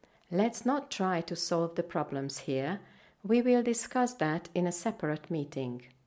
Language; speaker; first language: English; non-native, fluent; Hungarian